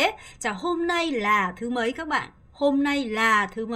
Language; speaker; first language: Vietnamese; non-native, fluent; Korean